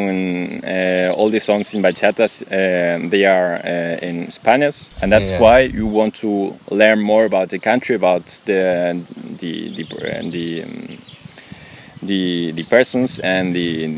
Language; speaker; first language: English; non-native, learner; Spanish